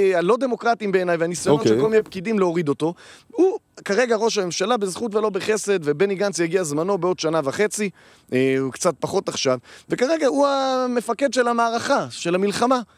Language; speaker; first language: Hebrew; native; Hebrew